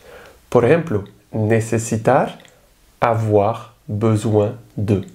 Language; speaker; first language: Spanish; non-native, fluent; French